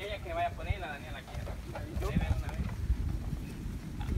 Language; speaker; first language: Spanish; native; Spanish